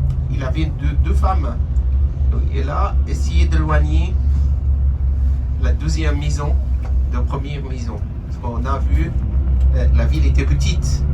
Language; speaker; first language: French; non-native, fluent; Arabic